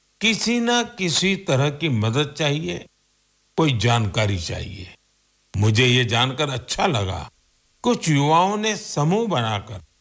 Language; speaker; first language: Hindi; non-native, local second language; Gujarati